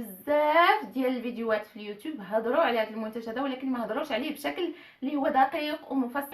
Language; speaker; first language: Arabic; native; Arabic